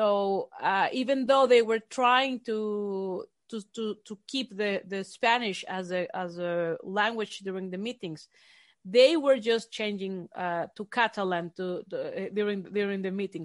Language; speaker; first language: English; non-native, fluent; Spanish